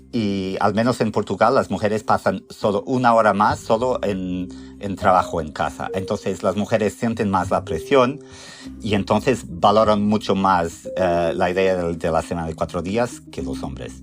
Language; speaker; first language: Spanish; non-native, fluent; Portuguese